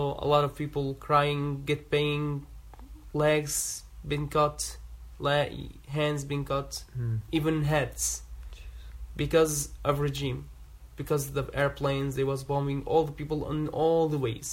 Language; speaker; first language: English; non-native, learner; Arabic